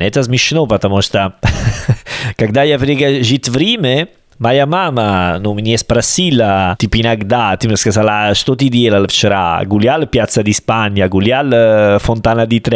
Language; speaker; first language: Russian; non-native, learner; Italian